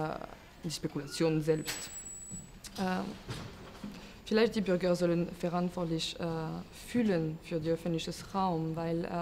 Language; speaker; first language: German; non-native, fluent; French